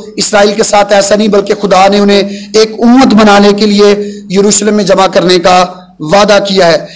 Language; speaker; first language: Urdu; non-native, local second language; Punjabi